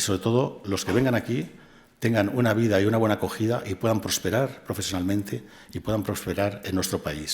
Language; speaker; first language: Spanish; native; Spanish